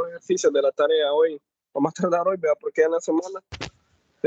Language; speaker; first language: Spanish; native; Spanish